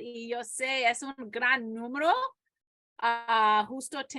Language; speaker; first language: Spanish; non-native, fluent; English